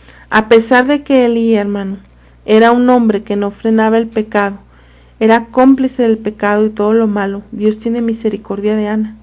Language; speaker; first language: Spanish; native; Spanish